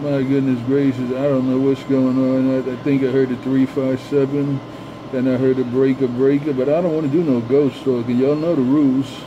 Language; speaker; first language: English; native; English